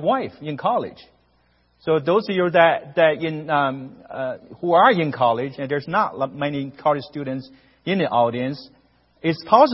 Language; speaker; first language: English; non-native, fluent; Chinese